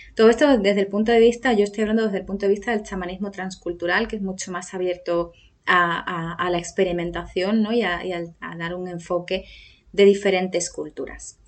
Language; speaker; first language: Spanish; native; Spanish